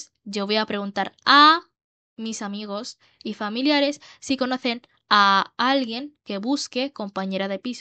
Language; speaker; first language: Spanish; non-native, learner; Bangla